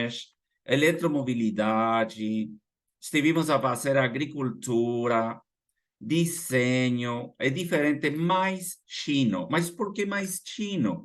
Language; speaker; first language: Portuguese; non-native, fluent; Spanish